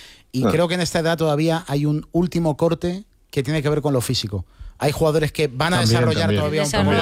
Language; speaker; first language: Spanish; native; Spanish